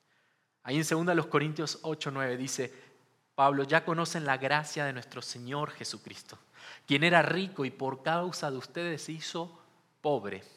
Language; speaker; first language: Spanish; native; Spanish